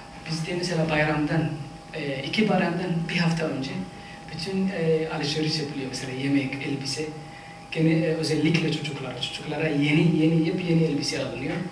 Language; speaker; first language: Turkish; non-native, fluent; Somali